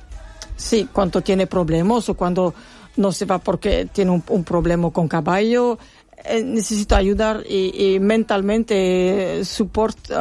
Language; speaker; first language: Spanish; non-native, learner; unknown